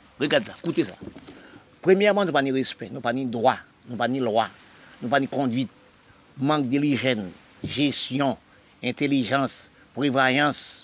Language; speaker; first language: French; non-native, local second language; Haitian Creole